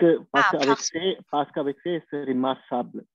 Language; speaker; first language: French; non-native, learner; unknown